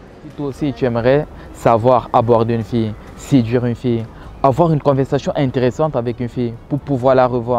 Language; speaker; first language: French; native; French